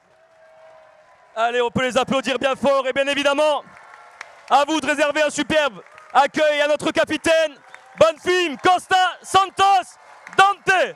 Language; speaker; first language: French; native; French